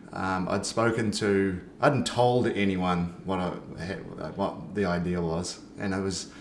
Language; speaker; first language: English; native; English